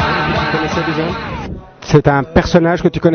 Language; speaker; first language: French; native; French